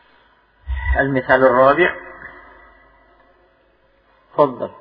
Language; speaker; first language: Arabic; non-native, fluent; Indonesian